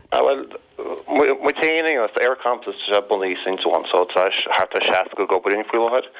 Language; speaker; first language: Irish; native; Irish